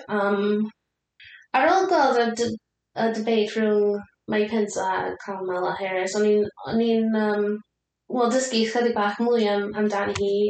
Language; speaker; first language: Welsh; non-native, fluent; English